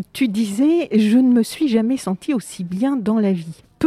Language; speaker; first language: French; native; French